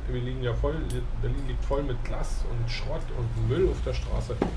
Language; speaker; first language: German; native; German